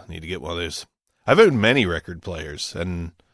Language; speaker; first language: English; native; English